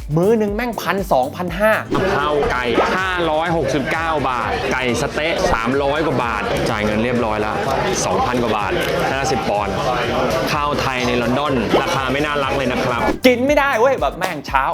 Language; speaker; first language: Thai; native; Thai